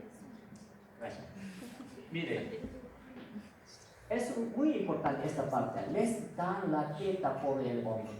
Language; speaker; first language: Spanish; non-native, fluent; Korean